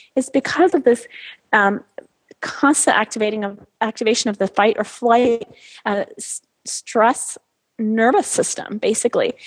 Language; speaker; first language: English; non-native, fluent; French